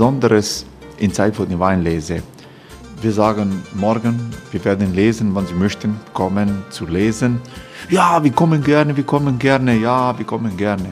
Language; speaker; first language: German; non-native, fluent; Croatian